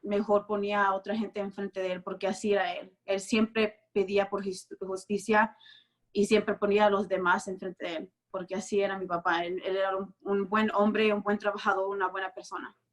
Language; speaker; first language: Spanish; early bilingual, other home language; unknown